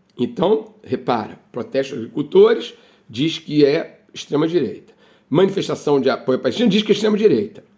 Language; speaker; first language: Portuguese; native; Portuguese